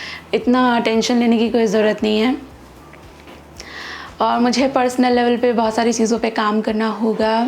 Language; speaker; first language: Hindi; native; Hindi